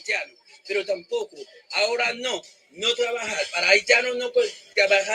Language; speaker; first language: Spanish; non-native, learner; Haitian Creole